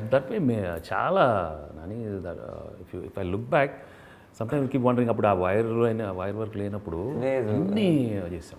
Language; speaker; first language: Telugu; native; Telugu